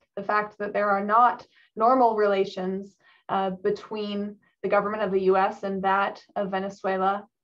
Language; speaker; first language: English; native; English